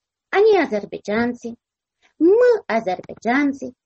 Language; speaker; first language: Russian; non-native, local second language; Azerbaijani